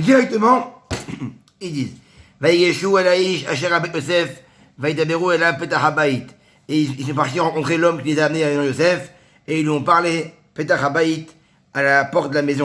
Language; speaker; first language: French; native; French